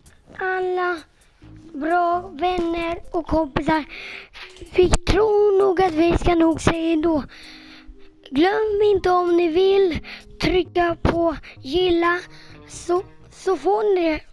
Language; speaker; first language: Swedish; native; Swedish